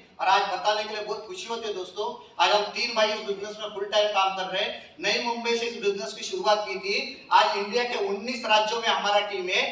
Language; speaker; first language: Hindi; non-native, local second language; Marathi